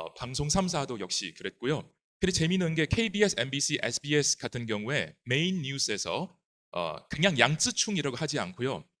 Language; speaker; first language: Korean; non-native, fluent; Chinese